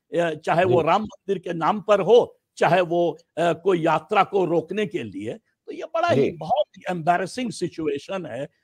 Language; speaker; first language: Hindi; native; Hindi